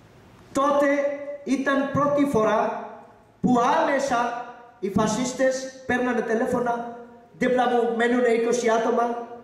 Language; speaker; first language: Greek; non-native, learner; Urdu